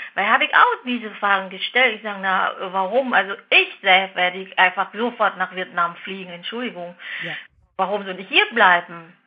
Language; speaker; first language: German; non-native, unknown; Vietnamese